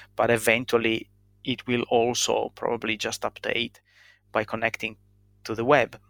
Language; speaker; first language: English; non-native, fluent; Italian